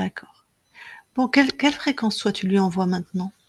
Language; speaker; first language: French; native; French